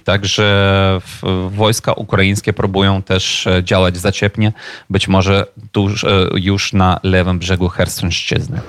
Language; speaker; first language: Polish; non-native, fluent; Ukrainian